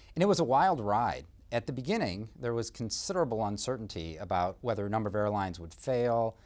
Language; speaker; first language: English; native; English